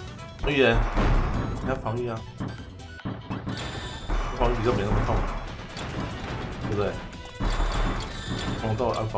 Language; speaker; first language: Chinese; native; Chinese